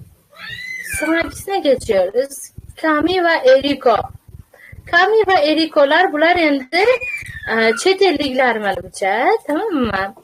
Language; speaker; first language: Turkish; non-native, fluent; Uzbek